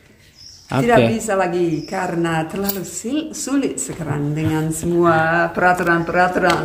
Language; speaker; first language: Indonesian; non-native, fluent; English